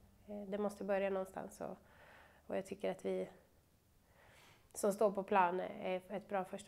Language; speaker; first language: Swedish; native; Swedish